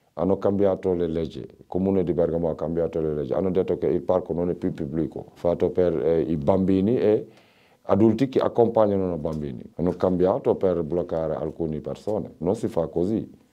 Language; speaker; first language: Italian; non-native, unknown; Wolof